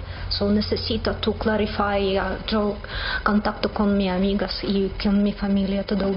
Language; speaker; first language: Spanish; non-native, learner; Ukrainian